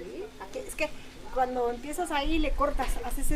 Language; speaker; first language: Spanish; native; Spanish